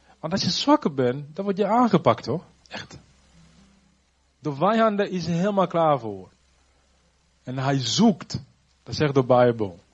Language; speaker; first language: Dutch; non-native, fluent; Rundi